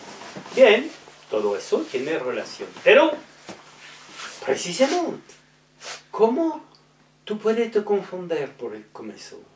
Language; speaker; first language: Spanish; non-native, learner; French